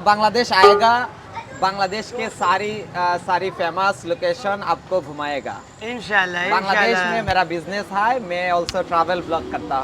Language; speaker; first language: Hindi; non-native, learner; Bangla